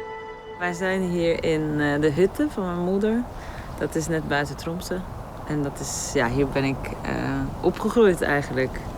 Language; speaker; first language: Dutch; non-native, fluent; Norwegian